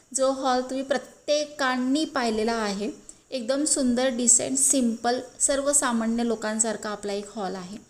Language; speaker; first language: Marathi; native; Marathi